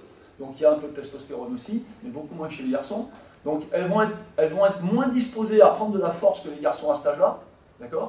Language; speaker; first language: French; native; French